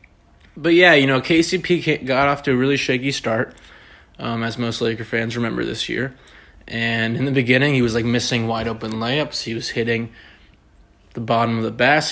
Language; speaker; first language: English; native; English